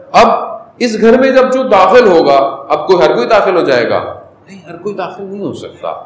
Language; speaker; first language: Urdu; non-native, local second language; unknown